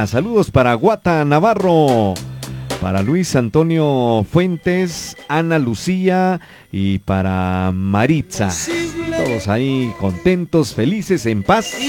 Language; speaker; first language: Spanish; native; Spanish